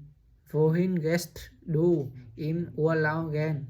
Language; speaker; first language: German; non-native, learner; Vietnamese